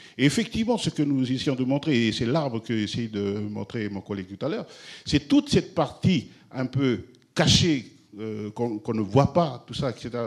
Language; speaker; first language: French; non-native, local second language; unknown